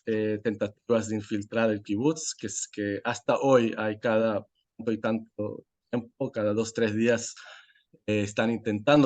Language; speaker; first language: Spanish; non-native, fluent; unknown